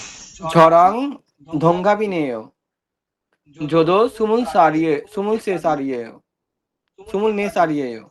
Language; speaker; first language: Korean; non-native, fluent; Bangla